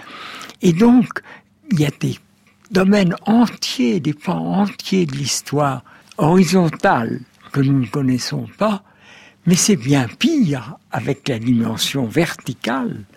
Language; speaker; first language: French; native; French